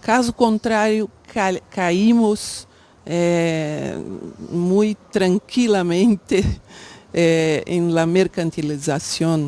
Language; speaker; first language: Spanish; non-native, learner; Portuguese